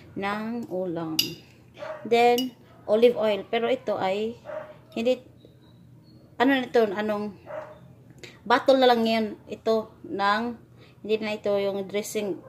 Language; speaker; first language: Filipino; non-native, local second language; Cebuano